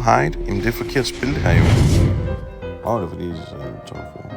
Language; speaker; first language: Danish; native; Danish